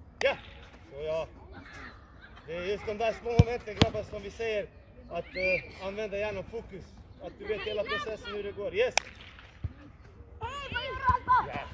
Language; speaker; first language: Swedish; non-native, fluent; Serbian